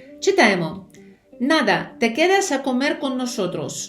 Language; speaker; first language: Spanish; non-native, fluent; Ukrainian